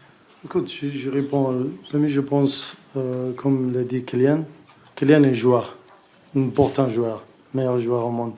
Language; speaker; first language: French; non-native, learner; Arabic